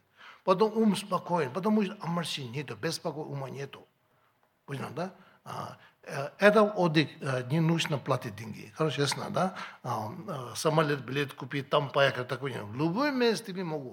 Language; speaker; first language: Russian; non-native, learner; Tibetan